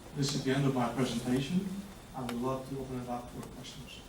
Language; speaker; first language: English; non-native, fluent; Greek